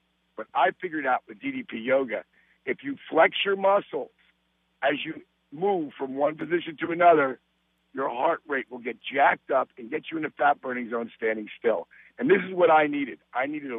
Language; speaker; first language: English; native; English